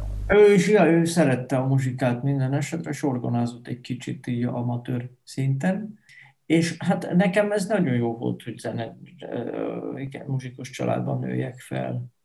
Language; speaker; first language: Hungarian; non-native, fluent; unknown